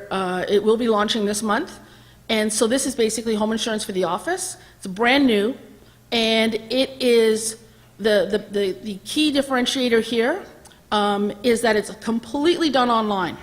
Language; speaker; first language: English; native; English